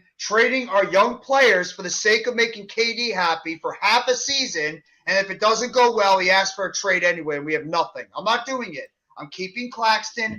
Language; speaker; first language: English; native; English